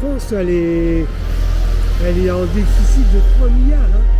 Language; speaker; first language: French; native; French